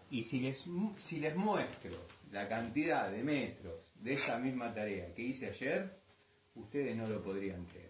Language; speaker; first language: Spanish; native; Spanish